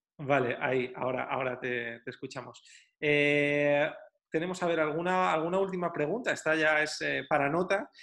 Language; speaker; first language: Spanish; native; Spanish